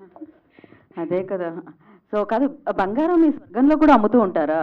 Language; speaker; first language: Telugu; native; Telugu